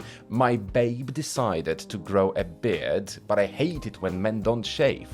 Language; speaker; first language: English; non-native, fluent; Polish